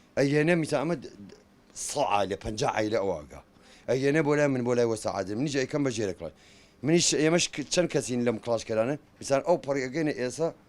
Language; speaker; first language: Central Kurdish; non-native, local second language; Gurani